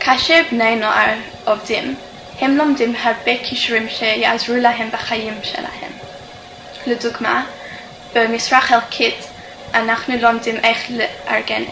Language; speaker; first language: Hebrew; non-native, fluent; English